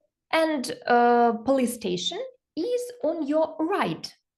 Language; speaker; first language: English; non-native, fluent; Ukrainian